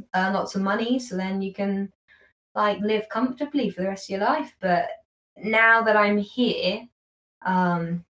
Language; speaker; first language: English; native; English